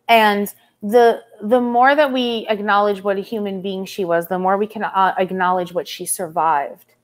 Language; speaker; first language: English; native; English